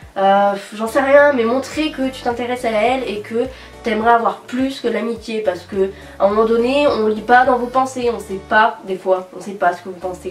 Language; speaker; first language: French; native; French